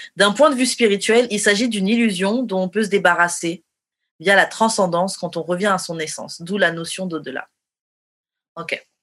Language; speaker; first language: French; native; French